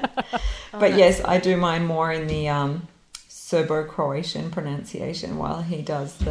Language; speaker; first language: English; non-native, local second language; Serbian